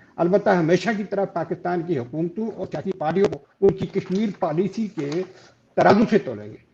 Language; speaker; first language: Urdu; non-native, local second language; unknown